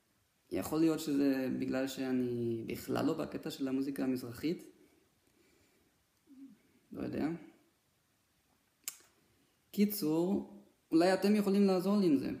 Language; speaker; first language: Hebrew; non-native, fluent; German